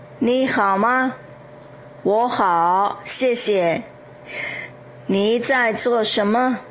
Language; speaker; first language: Chinese; non-native, learner; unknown